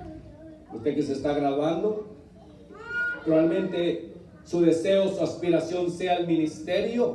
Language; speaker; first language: Spanish; native; Spanish